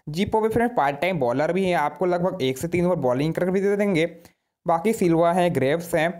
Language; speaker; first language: Hindi; native; Hindi